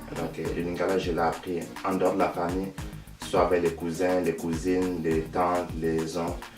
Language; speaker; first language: French; native; French